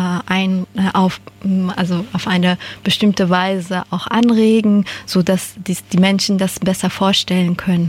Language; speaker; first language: German; non-native, fluent; Persian